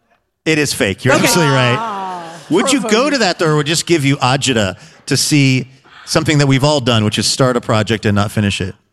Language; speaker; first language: English; native; English